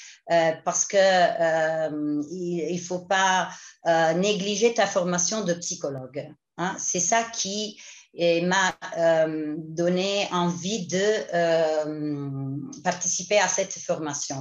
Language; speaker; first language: French; non-native, fluent; Italian